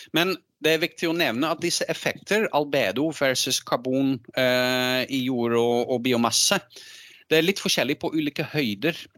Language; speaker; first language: Norwegian; non-native, fluent; Dutch